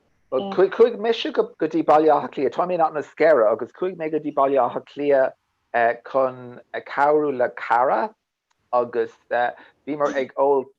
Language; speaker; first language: Irish; non-native, learner; English